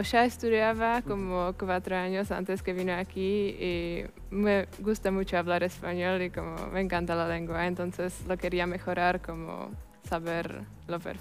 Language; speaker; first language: Spanish; non-native, learner; Czech